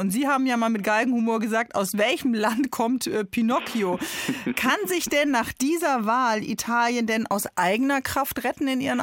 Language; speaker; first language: German; native; German